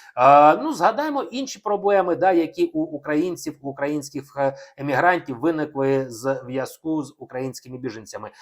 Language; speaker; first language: Ukrainian; non-native, local second language; Russian